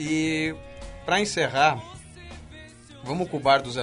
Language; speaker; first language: Portuguese; native; Portuguese